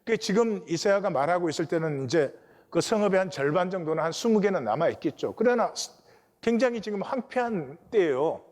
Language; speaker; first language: Korean; native; Korean